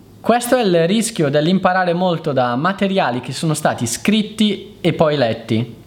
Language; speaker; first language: Italian; native; Italian